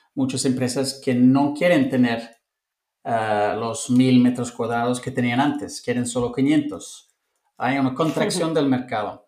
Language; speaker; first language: Spanish; non-native, fluent; English